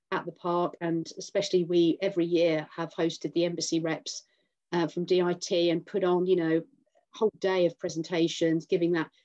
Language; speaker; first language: English; native; English